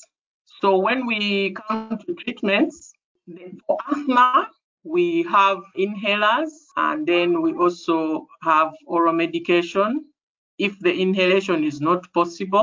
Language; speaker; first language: English; non-native, local second language; Ganda